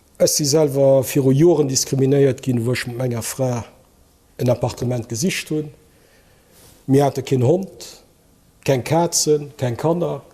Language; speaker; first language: Luxembourgish; early bilingual, other home language; Kabuverdianu